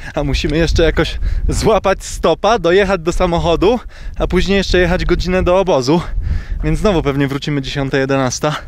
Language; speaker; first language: Polish; native; Polish